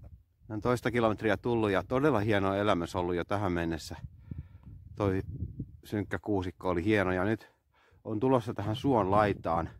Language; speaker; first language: Finnish; native; Finnish